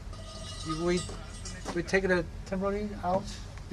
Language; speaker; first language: English; non-native, learner; Chinese